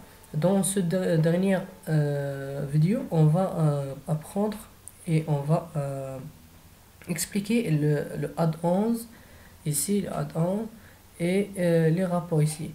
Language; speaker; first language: French; non-native, fluent; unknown